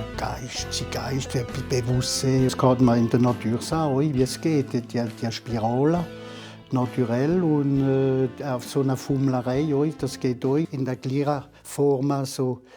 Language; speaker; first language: German; non-native, local second language; Swiss German